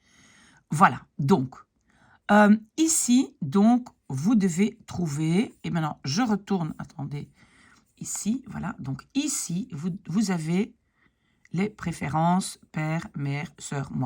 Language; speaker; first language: French; native; French